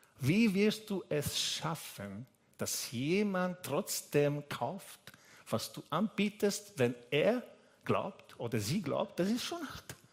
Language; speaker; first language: German; non-native, fluent; Italian